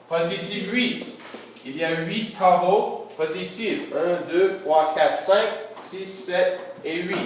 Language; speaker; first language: French; non-native, local second language; English